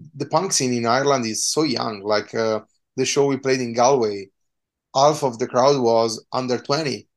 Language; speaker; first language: English; non-native, fluent; Italian